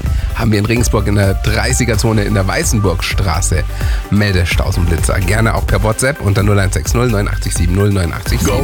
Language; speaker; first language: German; native; German